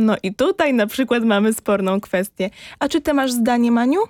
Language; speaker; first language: Polish; native; Polish